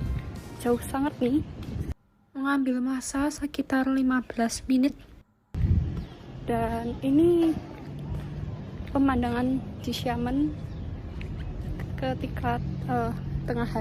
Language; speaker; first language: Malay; non-native, learner; Indonesian